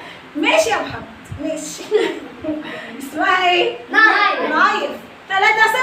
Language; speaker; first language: Arabic; native; Arabic